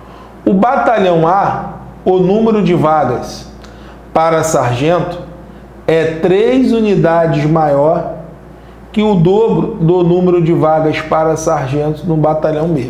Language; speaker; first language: Portuguese; native; Portuguese